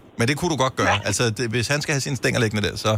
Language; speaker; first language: Danish; native; Danish